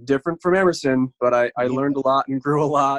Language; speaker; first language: English; native; English